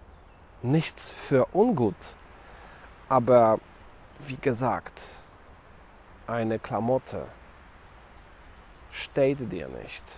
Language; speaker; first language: German; non-native, fluent; Polish